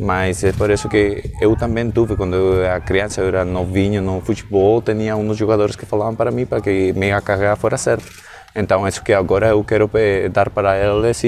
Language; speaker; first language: Portuguese; non-native, learner; Spanish